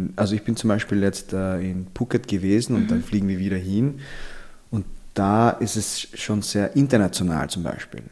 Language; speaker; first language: German; early bilingual, other home language; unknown